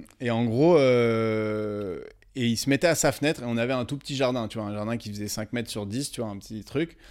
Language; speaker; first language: French; native; French